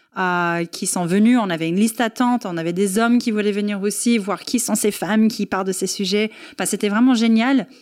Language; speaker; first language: French; non-native, fluent; English